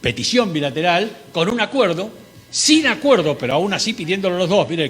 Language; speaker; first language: Spanish; native; Spanish